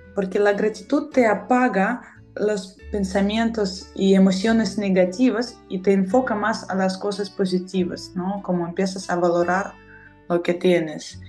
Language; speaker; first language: Spanish; non-native, fluent; Russian